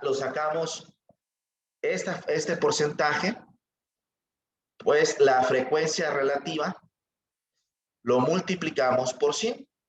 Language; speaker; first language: Spanish; native; Spanish